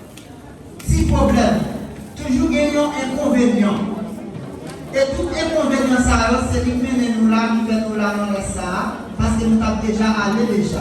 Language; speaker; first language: French; non-native, local second language; Haitian Creole